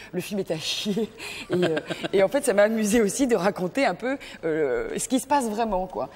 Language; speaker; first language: French; native; French